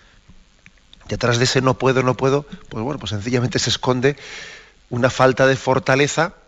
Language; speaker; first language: Spanish; native; Spanish